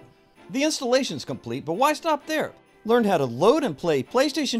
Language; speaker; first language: English; native; English